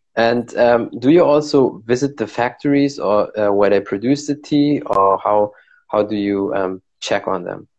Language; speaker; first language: English; non-native, fluent; Arabic